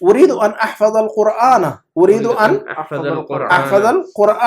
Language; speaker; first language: Arabic; non-native, fluent; Urdu